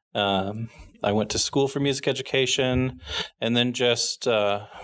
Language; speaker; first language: English; native; English